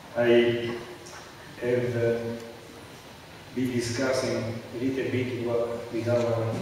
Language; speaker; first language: English; non-native, fluent; Italian